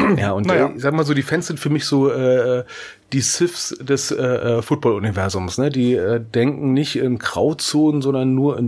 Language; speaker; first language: German; native; German